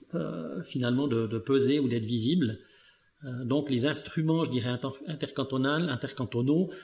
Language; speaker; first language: French; native; French